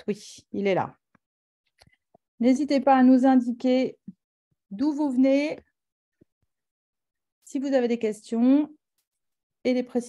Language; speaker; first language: French; native; French